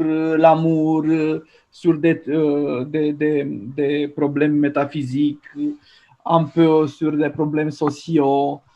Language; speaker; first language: French; non-native, fluent; Romanian